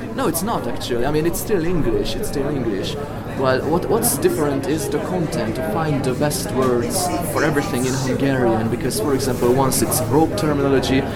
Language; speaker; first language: English; non-native, fluent; Hebrew